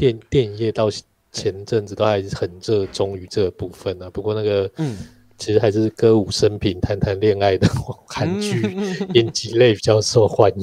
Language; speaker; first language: Chinese; native; Chinese